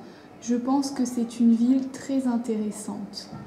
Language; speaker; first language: French; non-native, learner; English